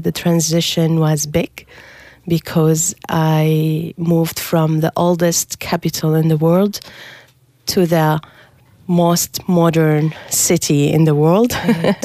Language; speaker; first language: English; non-native, fluent; Arabic